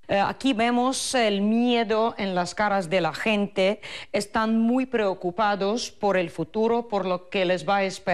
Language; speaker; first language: Spanish; non-native, fluent; Russian